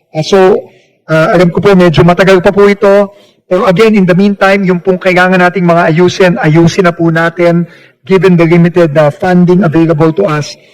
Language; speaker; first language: Filipino; native; Filipino